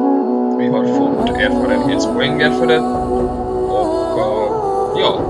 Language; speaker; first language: Swedish; non-native, learner; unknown